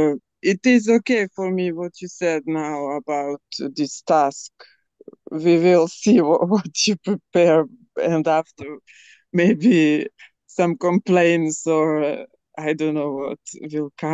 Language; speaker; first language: English; non-native, learner; Serbian